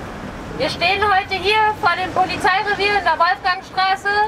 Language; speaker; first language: German; native; German